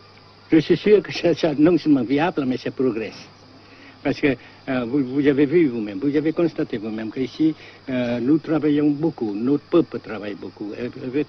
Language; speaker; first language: French; non-native, local second language; Vietnamese